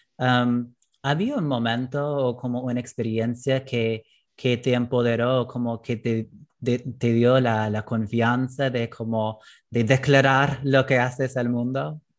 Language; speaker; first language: Spanish; non-native, fluent; English